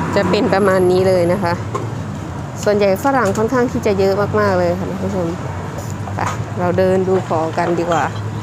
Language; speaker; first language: Thai; native; Thai